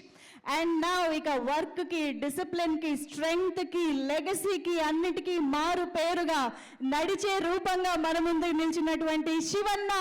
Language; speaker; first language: Telugu; native; Telugu